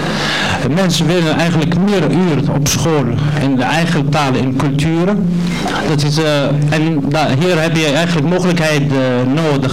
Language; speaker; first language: Dutch; non-native, learner; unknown